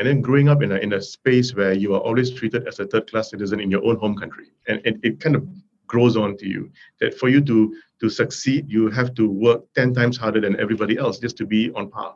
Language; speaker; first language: English; non-native, local second language; Tamil